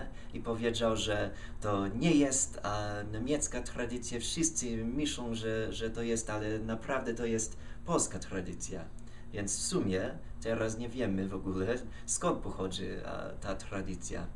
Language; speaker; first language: Polish; non-native, fluent; English